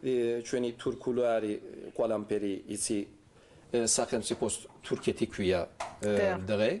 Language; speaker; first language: Georgian; early bilingual, heritage; Turkish